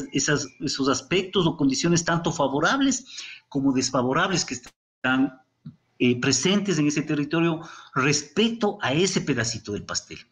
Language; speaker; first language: Spanish; native; Spanish